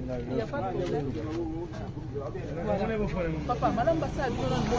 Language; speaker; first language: French; non-native, local second language; Lingala